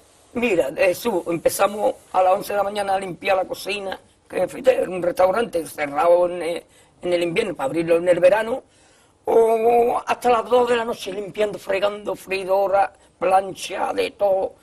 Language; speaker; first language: Spanish; native; Spanish